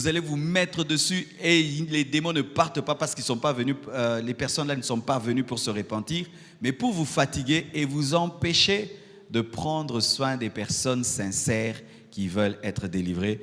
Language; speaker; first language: French; non-native, local second language; Lingala